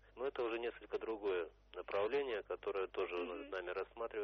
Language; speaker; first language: Russian; native; Russian